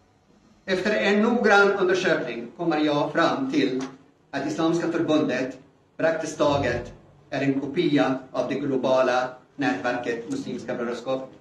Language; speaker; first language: Swedish; non-native, fluent; Arabic